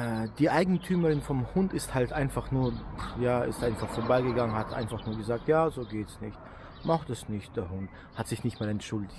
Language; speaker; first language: German; native; German